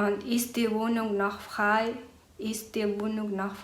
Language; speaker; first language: German; non-native, fluent; Mongolian